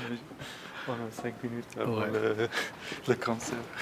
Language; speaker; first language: French; non-native, learner; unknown